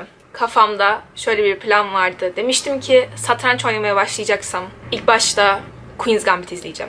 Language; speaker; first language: Turkish; native; Turkish